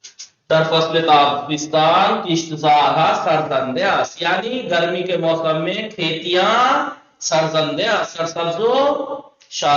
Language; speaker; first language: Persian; non-native, fluent; Urdu